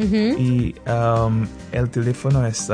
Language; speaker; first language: Spanish; non-native, fluent; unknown